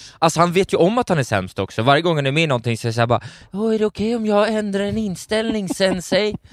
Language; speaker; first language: Swedish; native; Swedish